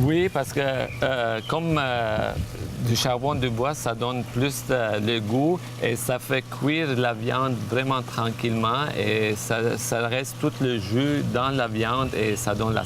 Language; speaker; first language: French; non-native, fluent; Armenian